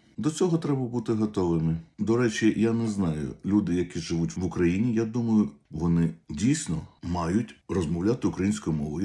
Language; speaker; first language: Ukrainian; non-native, local second language; Russian